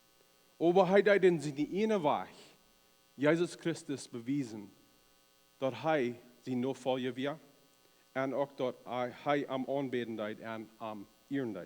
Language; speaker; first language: German; non-native, learner; Plautdietsch